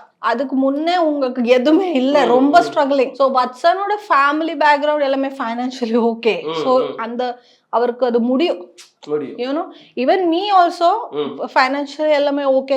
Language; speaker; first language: Tamil; non-native, learner; Malayalam